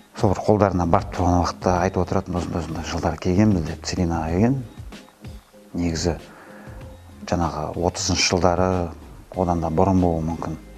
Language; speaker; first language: Kazakh; non-native, local second language; Russian